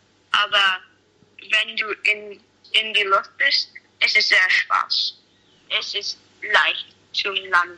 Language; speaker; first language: German; non-native, learner; English